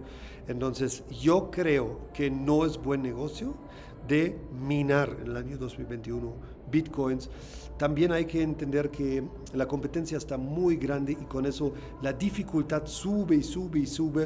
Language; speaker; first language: Spanish; non-native, fluent; German